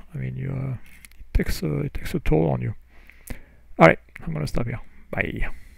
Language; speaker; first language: English; non-native, fluent; French